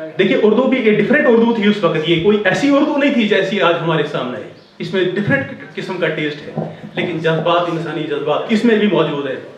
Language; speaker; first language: Urdu; non-native, local second language; Kashmiri